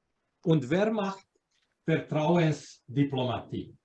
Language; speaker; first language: German; non-native, fluent; Croatian